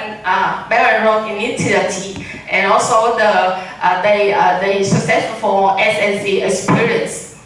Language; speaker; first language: English; non-native, learner; Vietnamese